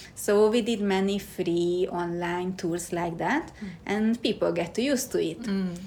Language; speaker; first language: English; non-native, fluent; Hungarian